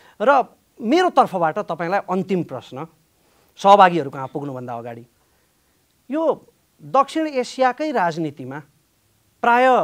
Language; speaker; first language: Nepali; native; Nepali